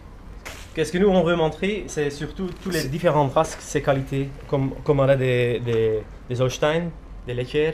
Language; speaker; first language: French; non-native, local second language; Dutch